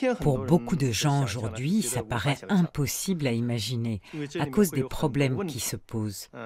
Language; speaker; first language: French; native; French